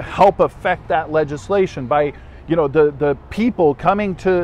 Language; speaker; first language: English; native; English